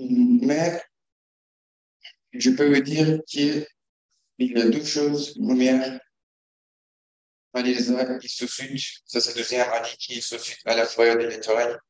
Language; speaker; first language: French; non-native, learner; Kurdish